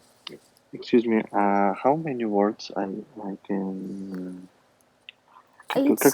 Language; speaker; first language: English; non-native, learner; Russian